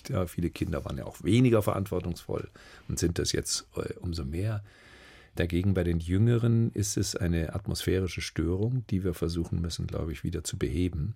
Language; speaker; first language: German; native; German